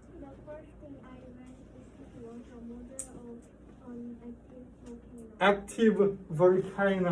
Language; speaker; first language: English; non-native, learner; Korean